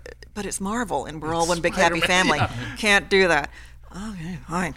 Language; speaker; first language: English; native; English